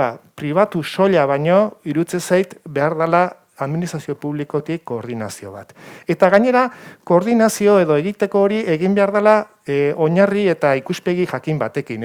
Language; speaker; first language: Basque; native; Basque